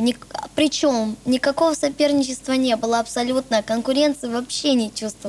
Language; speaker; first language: Russian; native; Russian